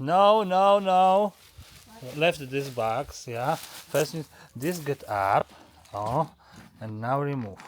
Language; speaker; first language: English; non-native, learner; Polish